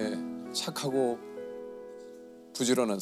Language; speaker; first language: Korean; native; Korean